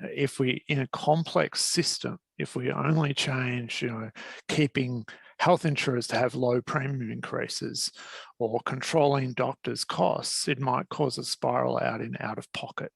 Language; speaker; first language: English; native; English